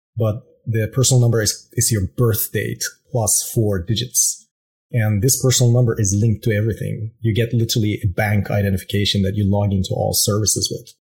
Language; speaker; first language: English; non-native, fluent; Persian